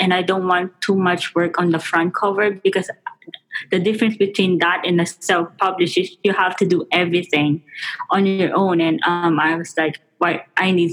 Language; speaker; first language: English; non-native, local second language; Filipino